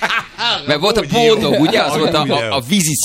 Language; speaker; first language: Hungarian; native; Hungarian